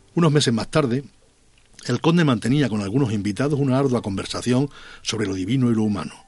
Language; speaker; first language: Spanish; native; Spanish